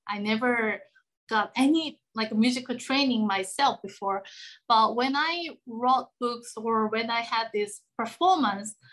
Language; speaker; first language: English; non-native, fluent; Korean